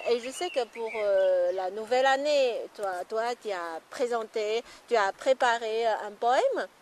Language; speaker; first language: French; non-native, fluent; Chinese